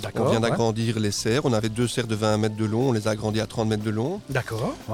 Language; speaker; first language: French; non-native, fluent; Spanish